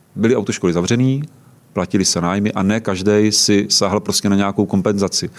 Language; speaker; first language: Czech; native; Czech